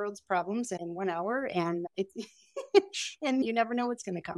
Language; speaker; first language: English; native; English